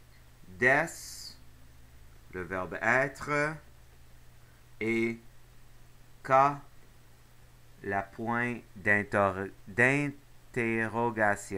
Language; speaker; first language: French; non-native, local second language; English